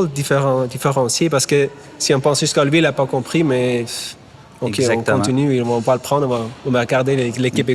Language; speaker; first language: French; non-native, fluent; German